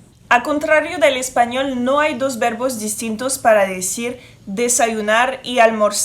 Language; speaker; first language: Spanish; non-native, fluent; French